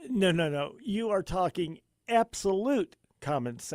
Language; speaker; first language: English; native; English